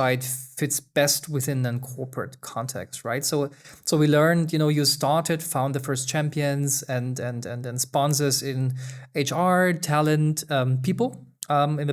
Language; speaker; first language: English; non-native, fluent; German